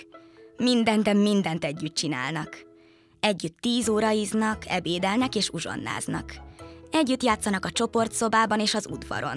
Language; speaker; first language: Hungarian; native; Hungarian